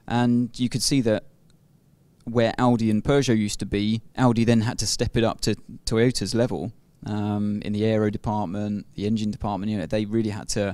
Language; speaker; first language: English; native; English